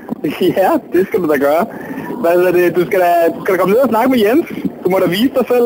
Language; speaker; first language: Danish; native; Danish